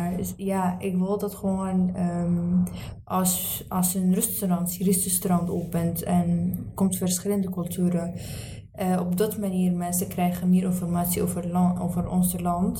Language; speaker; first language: Dutch; early bilingual, other home language; Arabic